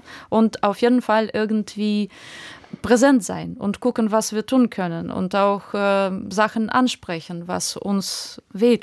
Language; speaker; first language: German; non-native, fluent; Russian